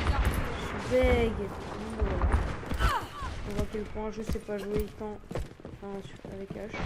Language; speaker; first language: French; native; French